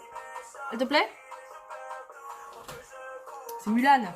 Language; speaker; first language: French; native; French